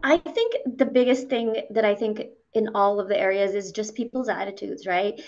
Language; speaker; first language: English; early bilingual, other home language; Spanish